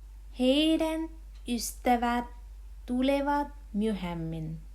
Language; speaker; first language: Finnish; non-native, learner; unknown